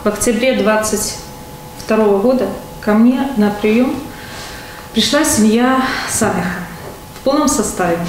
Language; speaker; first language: Russian; native; Russian